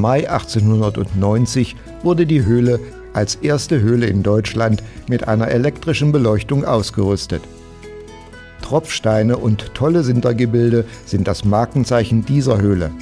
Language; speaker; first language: German; native; German